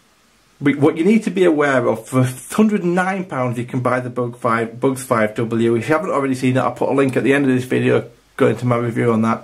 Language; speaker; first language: English; native; English